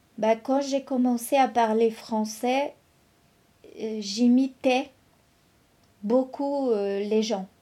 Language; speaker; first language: French; non-native, fluent; Portuguese